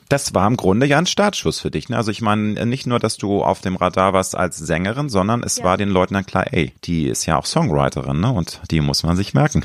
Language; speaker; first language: German; native; German